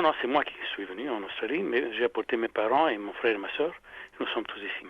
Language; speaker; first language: French; non-native, fluent; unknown